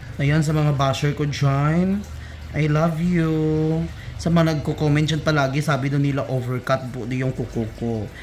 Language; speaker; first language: Filipino; non-native, local second language; Cebuano